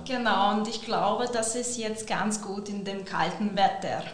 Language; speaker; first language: German; non-native, fluent; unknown